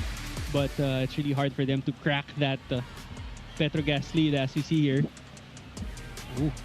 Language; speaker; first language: English; non-native, local second language; Filipino